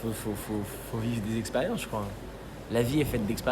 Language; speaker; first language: French; native; French